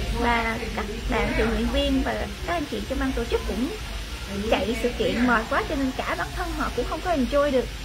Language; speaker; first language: Vietnamese; early bilingual, heritage; Vietnamese